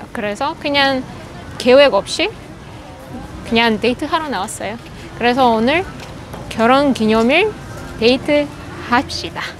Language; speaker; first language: Korean; non-native, fluent; Russian